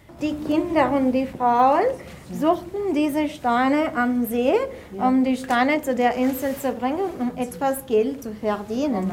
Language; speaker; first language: German; non-native, fluent; Italian